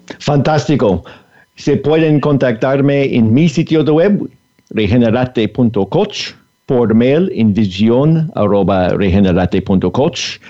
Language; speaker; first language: Spanish; non-native, fluent; English